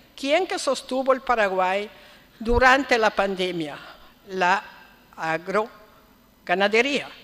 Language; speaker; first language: Spanish; non-native, fluent; Italian